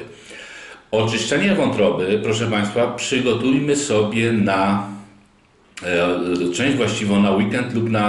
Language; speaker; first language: Polish; native; Polish